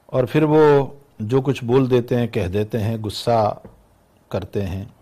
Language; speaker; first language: Hindi; non-native, local second language; Gujarati